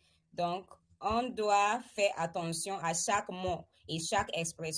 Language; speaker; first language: French; non-native, fluent; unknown